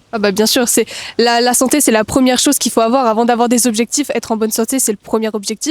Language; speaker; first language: French; native; French